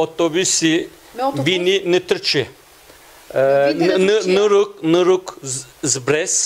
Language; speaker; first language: Albanian; non-native, learner; Turkish